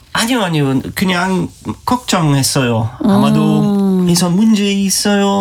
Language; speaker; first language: Korean; non-native, learner; German